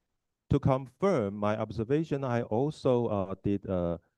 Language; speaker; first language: English; non-native, fluent; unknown